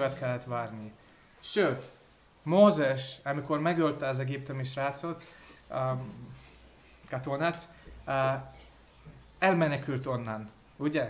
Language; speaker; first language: Hungarian; non-native, learner; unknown